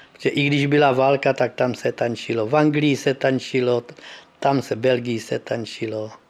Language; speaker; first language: Czech; early bilingual, heritage; Czech